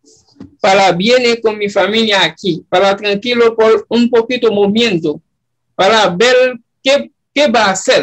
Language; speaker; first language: Spanish; non-native, learner; Haitian Creole